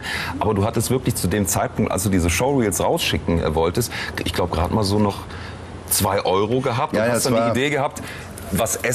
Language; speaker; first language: German; native; German